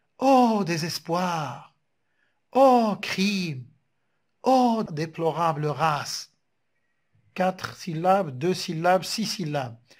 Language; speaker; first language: French; non-native, local second language; Arabic